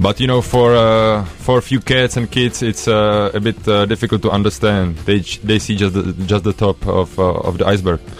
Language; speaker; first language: English; non-native, fluent; Czech